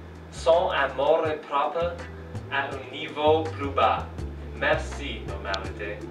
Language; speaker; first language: French; non-native, learner; English